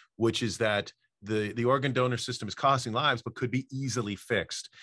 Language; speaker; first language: English; native; English